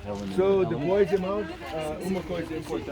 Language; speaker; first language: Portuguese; non-native, learner; English